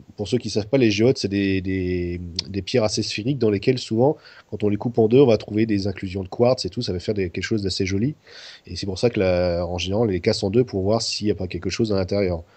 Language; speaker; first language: French; native; French